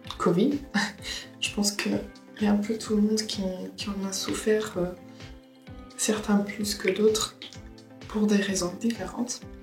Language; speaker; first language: French; early bilingual, other home language; Portuguese